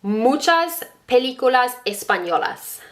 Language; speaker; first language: Spanish; non-native, fluent; English